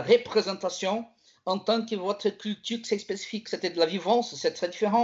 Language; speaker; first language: French; non-native, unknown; Portuguese